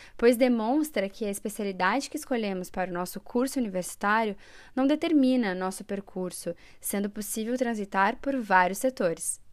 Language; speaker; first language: Portuguese; native; Portuguese